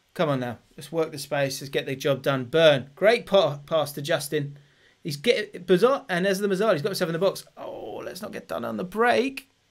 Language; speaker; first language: English; native; English